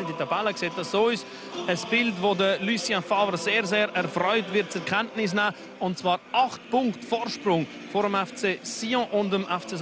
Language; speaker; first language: German; native; German